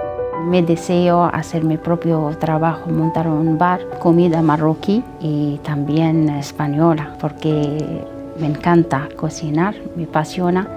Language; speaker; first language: Spanish; non-native, fluent; Arabic